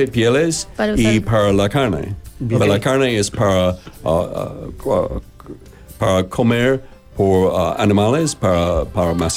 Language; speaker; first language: Spanish; non-native, learner; English